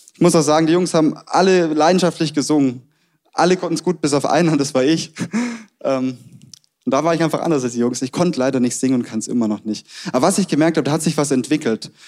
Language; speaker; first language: German; native; German